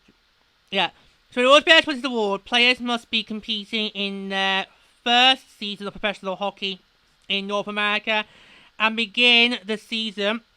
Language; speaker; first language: English; native; English